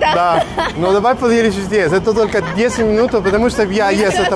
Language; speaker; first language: Russian; non-native, learner; Spanish